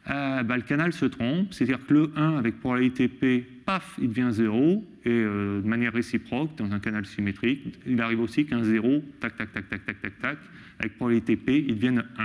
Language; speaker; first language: French; native; French